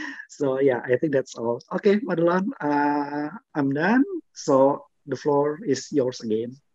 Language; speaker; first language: English; non-native, fluent; Indonesian